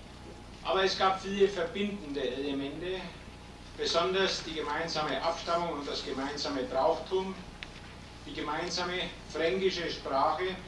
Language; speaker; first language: German; native; German